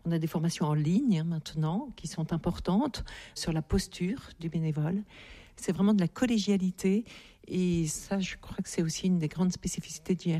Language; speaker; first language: French; native; French